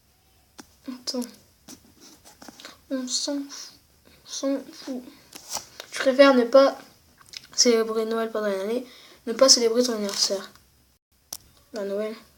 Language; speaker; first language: French; native; French